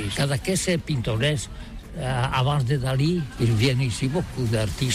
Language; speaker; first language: French; non-native, learner; Catalan